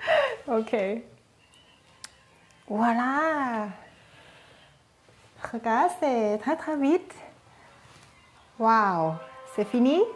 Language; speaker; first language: French; non-native, fluent; Thai